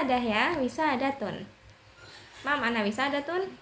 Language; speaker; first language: Arabic; non-native, learner; Indonesian